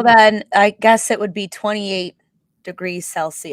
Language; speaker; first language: English; native; English